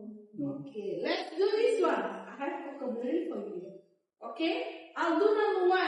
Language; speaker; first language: English; non-native, fluent; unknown